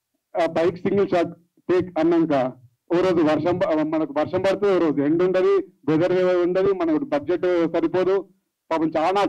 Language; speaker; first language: Telugu; native; Telugu